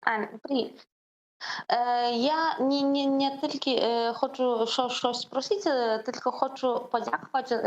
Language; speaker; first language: Ukrainian; non-native, learner; Lithuanian